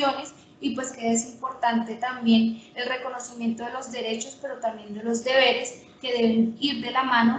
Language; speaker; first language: Spanish; native; Spanish